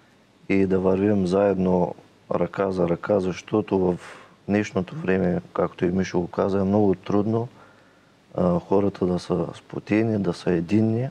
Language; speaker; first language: Bulgarian; native; Bulgarian